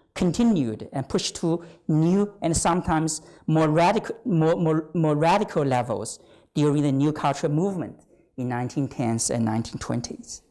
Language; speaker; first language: English; non-native, fluent; Chinese